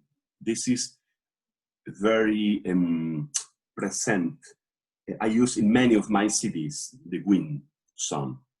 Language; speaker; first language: English; non-native, learner; Portuguese